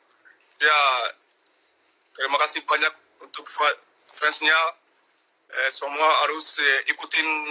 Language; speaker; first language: Indonesian; non-native, learner; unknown